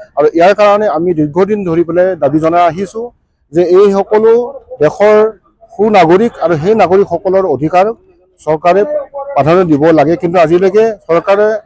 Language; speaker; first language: Assamese; non-native, local second language; Karbi